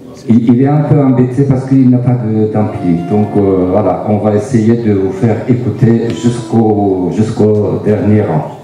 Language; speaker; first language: French; non-native, fluent; Turkish